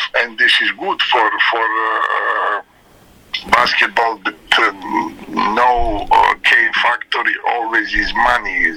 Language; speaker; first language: English; non-native, learner; Serbian